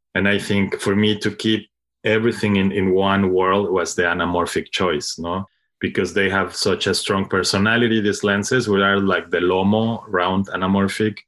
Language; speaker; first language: English; non-native, fluent; Spanish